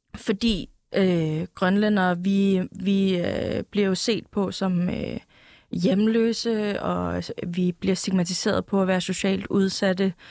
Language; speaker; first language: Danish; native; Danish